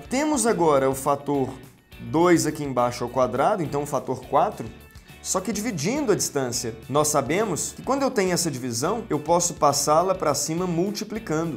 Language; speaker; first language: Portuguese; native; Portuguese